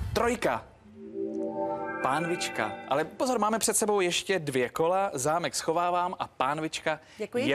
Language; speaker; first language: Czech; native; Czech